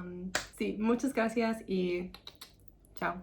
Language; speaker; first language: Spanish; non-native, learner; English